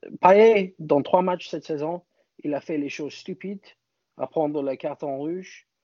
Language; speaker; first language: French; non-native, fluent; English